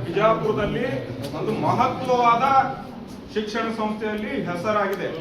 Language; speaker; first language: Kannada; non-native, local second language; Urdu